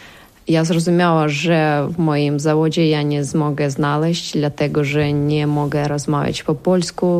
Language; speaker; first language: Polish; non-native, learner; Ukrainian